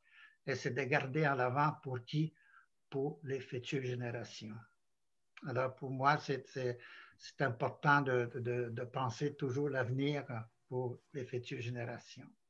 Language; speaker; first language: French; non-native, local second language; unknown